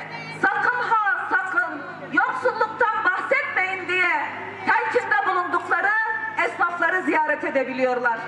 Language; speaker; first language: Turkish; native; Turkish